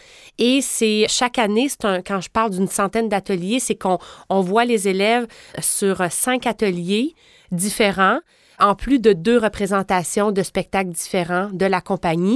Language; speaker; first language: French; native; French